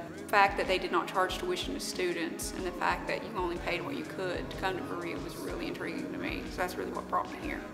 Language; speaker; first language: English; native; English